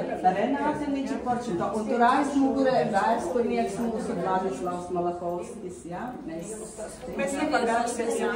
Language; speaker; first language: Latvian; native; Latvian